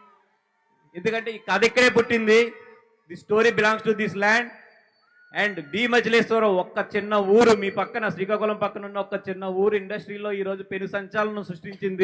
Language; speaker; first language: Telugu; native; Telugu